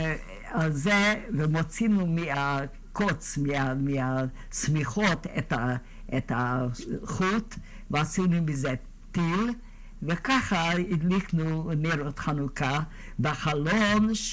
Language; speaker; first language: Hebrew; non-native, fluent; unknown